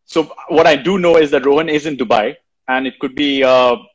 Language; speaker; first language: English; non-native, local second language; Hindi